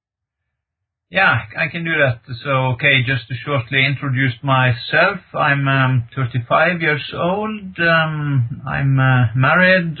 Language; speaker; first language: English; non-native, fluent; Norwegian